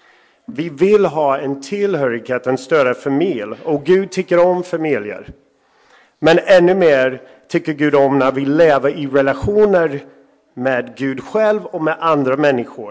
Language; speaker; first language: Swedish; non-native, fluent; English